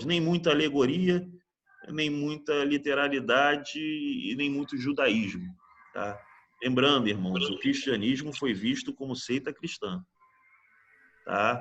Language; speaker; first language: Portuguese; native; Portuguese